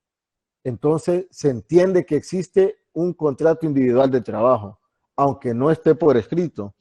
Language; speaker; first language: Spanish; native; Spanish